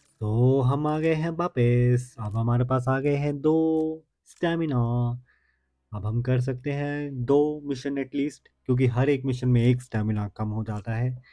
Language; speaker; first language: Hindi; native; Hindi